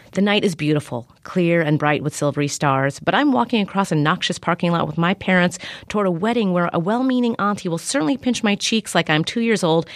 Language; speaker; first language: English; native; English